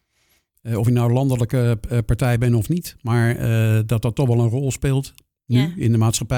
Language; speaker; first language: Dutch; native; Dutch